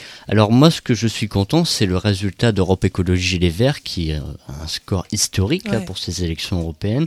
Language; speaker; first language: French; native; French